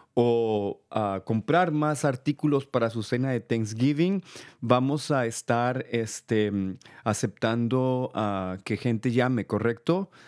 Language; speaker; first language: Spanish; native; Spanish